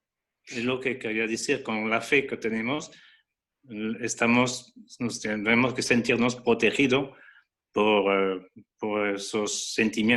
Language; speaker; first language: Spanish; non-native, fluent; French